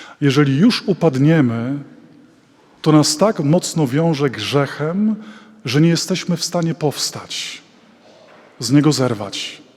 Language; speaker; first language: Polish; native; Polish